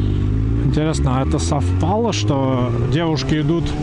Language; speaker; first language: Russian; native; Russian